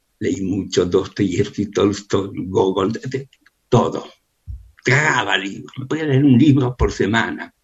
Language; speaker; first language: Spanish; early bilingual, other home language; Russian